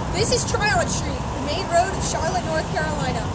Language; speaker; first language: English; native; English